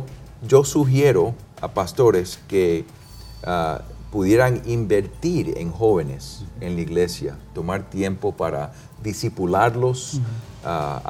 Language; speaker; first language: Spanish; non-native, fluent; English